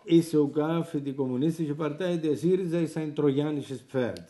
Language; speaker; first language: German; non-native, fluent; Greek